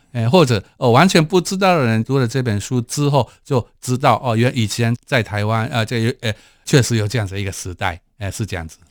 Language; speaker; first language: Chinese; non-native, fluent; Japanese